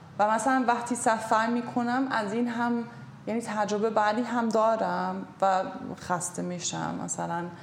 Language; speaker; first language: Persian; non-native, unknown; German